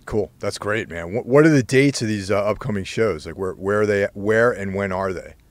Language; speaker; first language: English; native; English